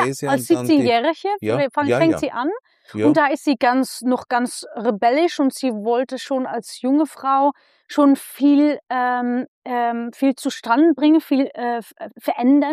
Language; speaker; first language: German; non-native, fluent; Dutch